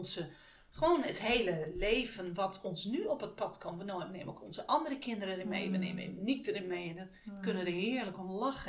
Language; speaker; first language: Dutch; native; Dutch